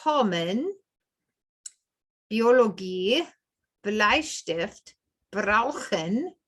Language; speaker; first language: German; non-native, fluent; English